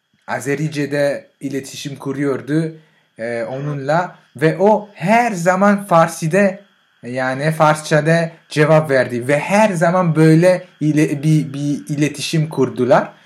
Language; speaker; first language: Turkish; non-native, fluent; French